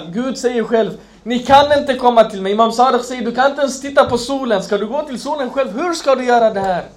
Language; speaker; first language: Swedish; non-native, fluent; Arabic